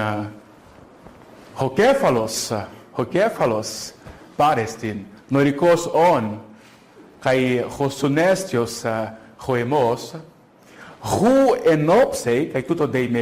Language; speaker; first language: Greek; non-native, fluent; Portuguese